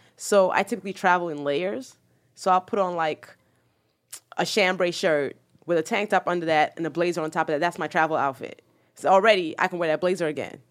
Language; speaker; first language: English; early bilingual, other home language; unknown